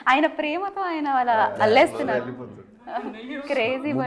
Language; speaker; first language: Telugu; native; Telugu